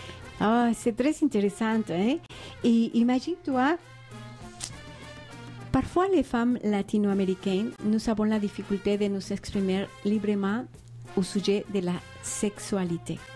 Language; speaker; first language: French; non-native, fluent; Spanish